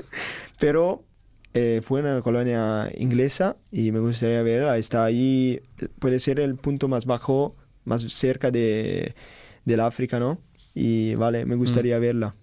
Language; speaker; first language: Spanish; non-native, learner; Italian